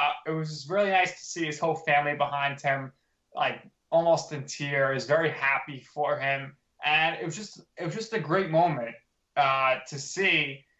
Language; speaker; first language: English; native; English